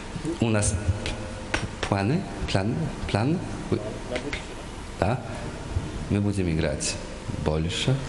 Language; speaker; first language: Russian; non-native, learner; Polish